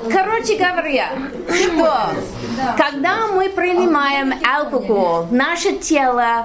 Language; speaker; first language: Russian; non-native, learner; English